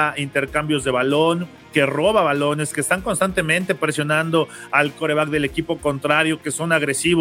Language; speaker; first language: Spanish; native; Spanish